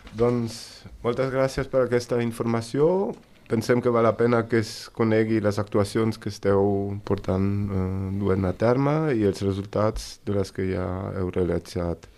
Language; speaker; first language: Catalan; native; Catalan